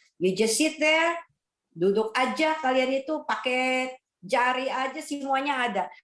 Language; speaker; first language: Indonesian; non-native, fluent; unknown